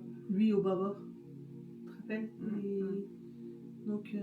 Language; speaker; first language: French; native; French